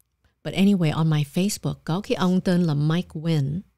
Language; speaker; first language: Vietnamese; early bilingual, heritage; Vietnamese